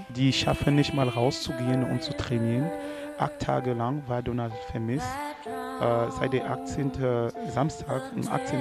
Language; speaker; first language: German; non-native, fluent; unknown